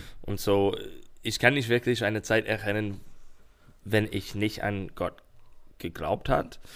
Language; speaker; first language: German; non-native, fluent; English